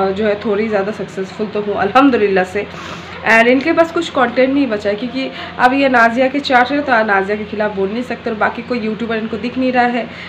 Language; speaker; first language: Hindi; non-native, local second language; Bangla